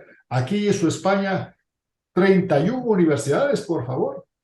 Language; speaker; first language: Spanish; native; Spanish